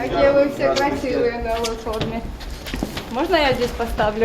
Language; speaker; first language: Russian; non-native, fluent; Georgian